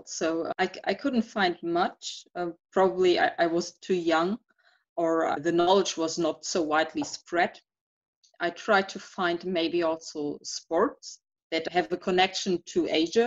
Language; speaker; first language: English; non-native, fluent; German